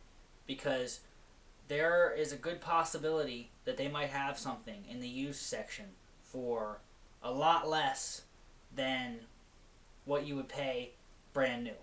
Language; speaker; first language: English; native; English